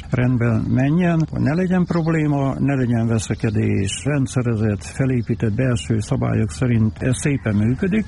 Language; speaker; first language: Hungarian; native; Hungarian